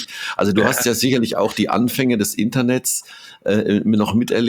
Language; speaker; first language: German; native; German